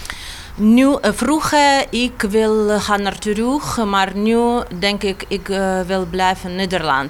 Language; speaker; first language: Dutch; non-native, learner; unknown